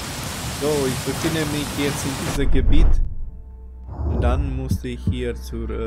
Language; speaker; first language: German; non-native, fluent; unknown